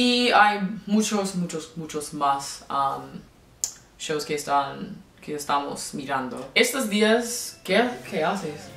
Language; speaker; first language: Spanish; non-native, learner; English